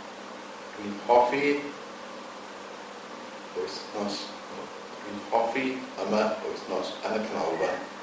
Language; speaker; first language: Welsh; non-native, learner; English